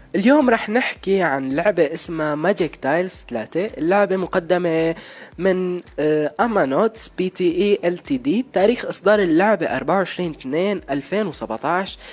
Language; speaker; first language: Arabic; native; Arabic